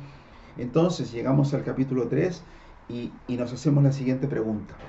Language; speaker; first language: Spanish; native; Spanish